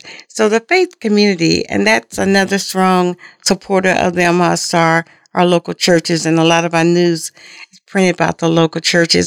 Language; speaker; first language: English; native; English